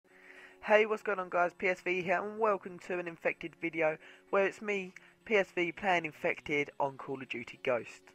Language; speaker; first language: English; native; English